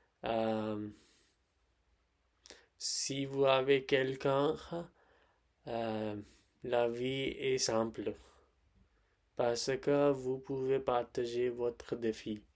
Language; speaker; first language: French; non-native, learner; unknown